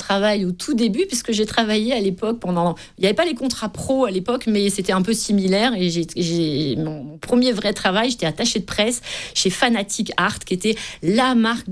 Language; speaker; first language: French; native; French